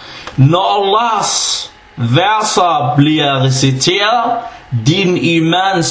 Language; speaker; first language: Danish; non-native, fluent; Arabic